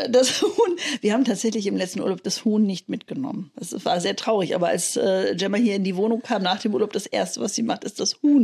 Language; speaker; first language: German; native; German